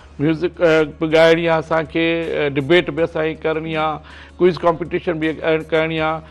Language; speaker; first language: Sindhi; native; Sindhi